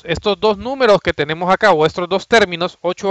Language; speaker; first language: Spanish; native; Spanish